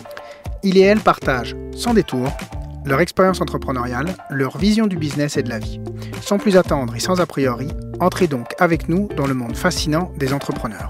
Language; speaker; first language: French; native; French